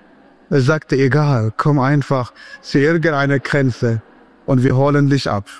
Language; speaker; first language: German; non-native, fluent; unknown